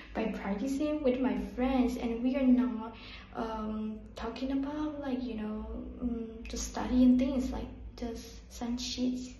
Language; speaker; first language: English; non-native, learner; Burmese